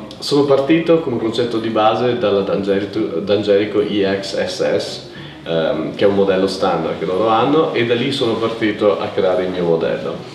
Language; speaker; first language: Italian; native; Italian